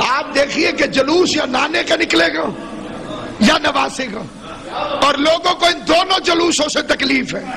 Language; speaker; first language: Urdu; non-native, local second language; Saraiki